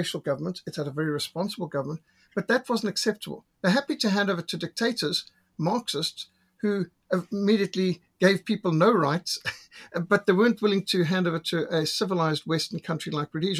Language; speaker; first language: English; native; English